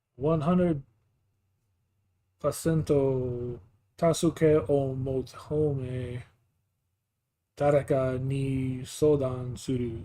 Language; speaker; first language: Japanese; non-native, learner; English